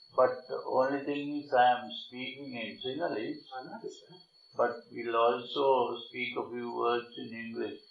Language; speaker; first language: English; non-native, local second language; Sinhala